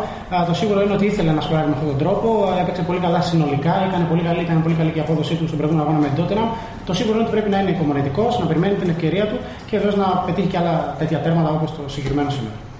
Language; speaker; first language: Greek; native; Greek